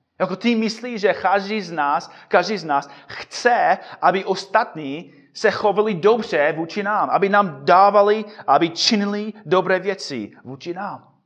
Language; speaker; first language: Czech; non-native, fluent; English